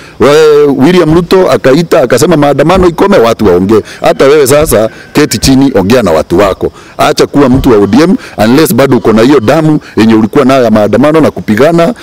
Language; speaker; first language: Swahili; non-native, local second language; Kikuyu